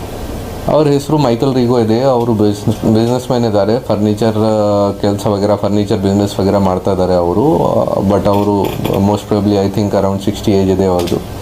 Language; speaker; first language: Kannada; non-native, fluent; Hindi